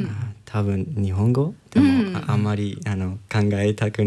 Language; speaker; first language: Japanese; non-native, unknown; English